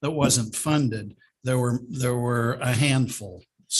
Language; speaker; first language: English; native; English